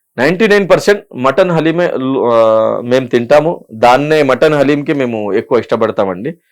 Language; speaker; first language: Telugu; non-native, local second language; Urdu